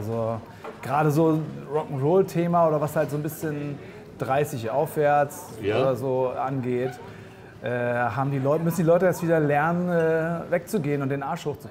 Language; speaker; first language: German; native; German